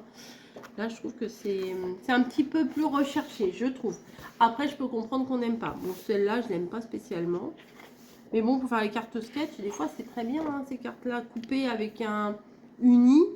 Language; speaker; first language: French; native; French